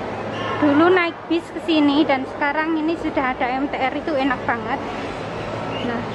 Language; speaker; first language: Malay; non-native, local second language; Javanese